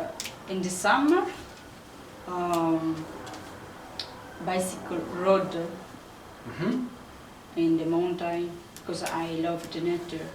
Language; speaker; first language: English; non-native, learner; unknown